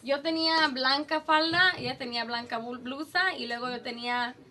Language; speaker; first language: Spanish; early bilingual, heritage; Spanish